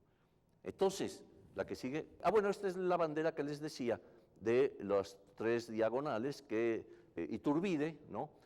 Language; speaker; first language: Spanish; native; Spanish